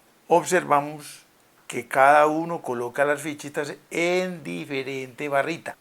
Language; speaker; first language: Spanish; native; Spanish